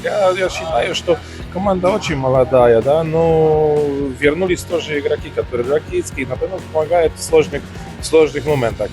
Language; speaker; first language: Russian; non-native, fluent; Polish